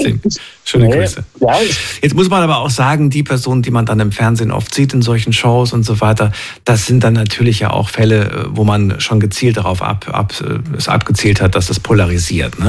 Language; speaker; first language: German; native; German